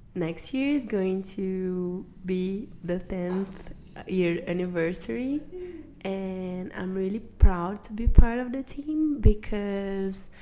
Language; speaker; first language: English; non-native, fluent; Portuguese